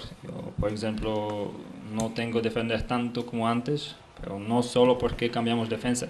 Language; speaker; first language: Spanish; non-native, learner; Polish